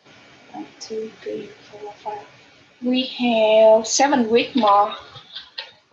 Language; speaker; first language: English; non-native, learner; Vietnamese